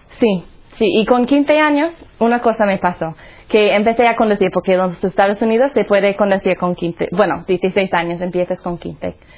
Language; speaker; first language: Spanish; non-native, fluent; English